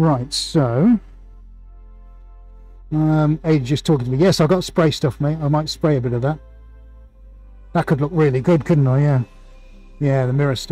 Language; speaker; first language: English; native; English